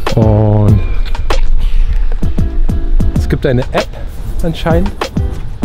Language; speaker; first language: German; native; German